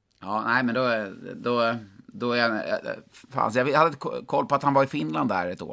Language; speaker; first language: Swedish; native; Swedish